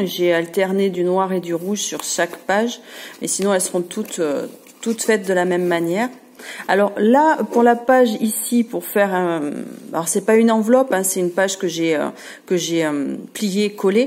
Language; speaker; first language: French; native; French